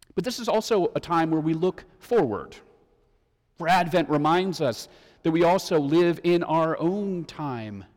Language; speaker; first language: English; native; English